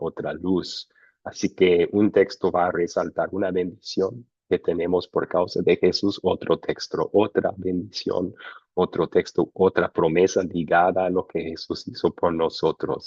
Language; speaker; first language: Spanish; non-native, fluent; English